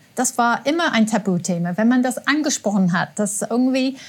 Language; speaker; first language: German; non-native, fluent; English